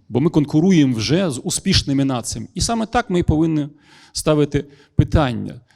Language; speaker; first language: Ukrainian; non-native, local second language; Russian